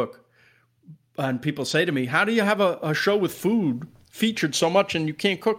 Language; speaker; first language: English; native; English